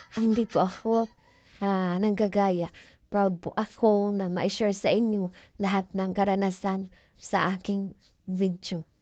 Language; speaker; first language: Filipino; non-native, local second language; Cebuano